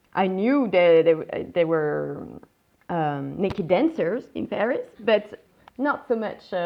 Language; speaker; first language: English; non-native, fluent; French